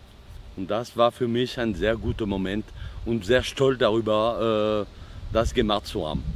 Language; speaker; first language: German; non-native, fluent; French